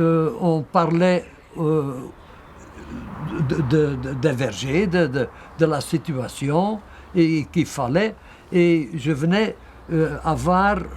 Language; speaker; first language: French; non-native, local second language; Dutch